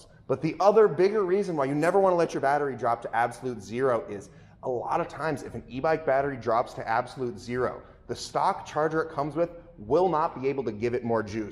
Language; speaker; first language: English; native; English